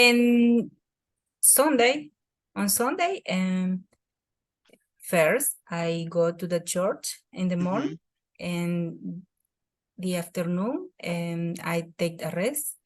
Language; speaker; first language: English; non-native, learner; Spanish